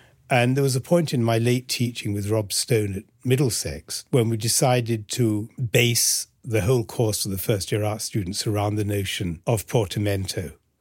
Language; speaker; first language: English; early bilingual, other home language; French